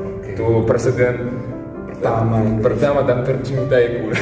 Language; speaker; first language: Indonesian; non-native, fluent; Russian